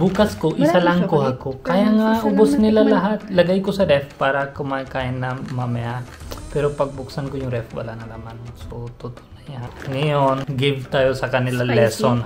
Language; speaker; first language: Filipino; non-native, learner; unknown